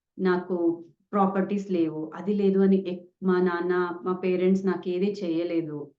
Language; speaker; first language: Telugu; non-native, local second language; Kannada